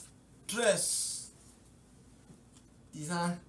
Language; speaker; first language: Chinese; early bilingual, heritage; English